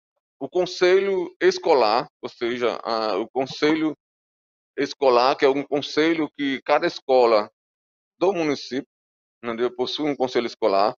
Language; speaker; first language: Portuguese; native; Portuguese